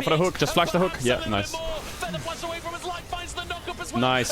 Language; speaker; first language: English; native; English